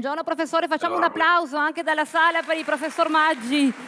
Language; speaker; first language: Italian; native; Italian